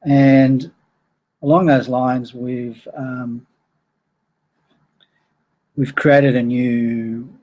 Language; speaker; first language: English; native; English